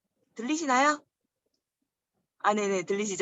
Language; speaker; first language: Korean; native; Korean